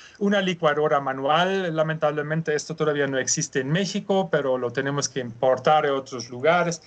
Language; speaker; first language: Spanish; non-native, fluent; German